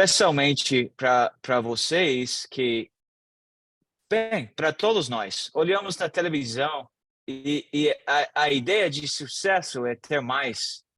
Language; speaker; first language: Portuguese; non-native, fluent; English